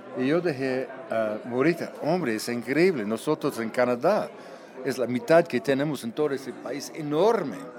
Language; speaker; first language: Spanish; non-native, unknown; English